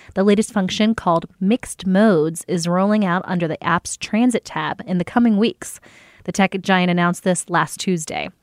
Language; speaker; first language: English; native; English